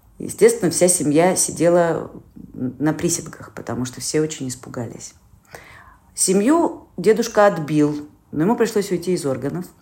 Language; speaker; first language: Russian; native; Russian